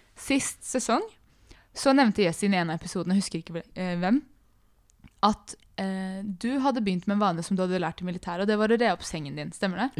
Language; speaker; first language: Norwegian; early bilingual, other home language; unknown